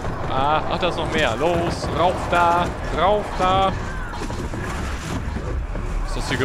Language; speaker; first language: German; native; German